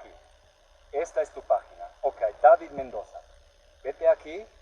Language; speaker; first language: Spanish; non-native, learner; English